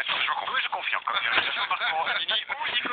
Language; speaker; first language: French; native; French